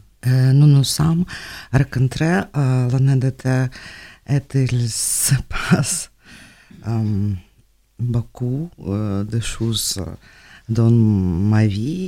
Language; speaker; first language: French; non-native, learner; Russian